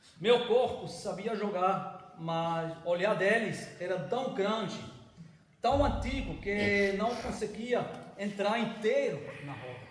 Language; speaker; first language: Portuguese; non-native, fluent; German